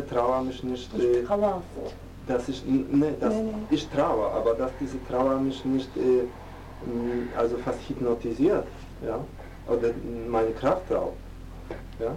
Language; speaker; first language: German; non-native, fluent; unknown